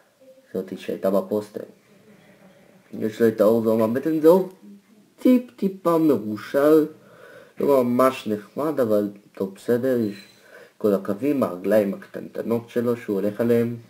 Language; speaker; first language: Hebrew; native; Hebrew